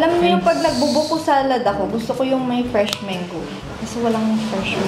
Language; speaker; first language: Filipino; native; Filipino